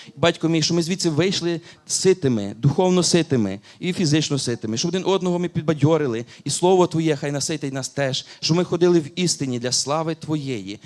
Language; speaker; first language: Ukrainian; native; Ukrainian